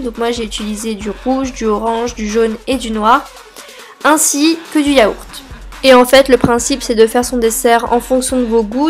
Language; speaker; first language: French; native; French